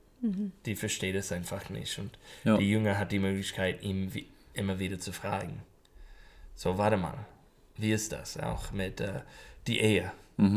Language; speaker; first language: German; non-native, learner; English